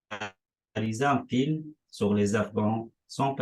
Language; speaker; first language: French; non-native, fluent; Persian